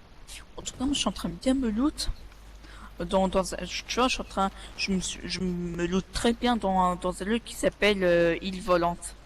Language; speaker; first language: French; native; French